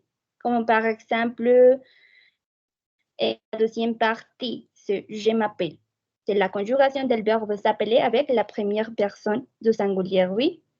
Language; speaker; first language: French; non-native, fluent; Spanish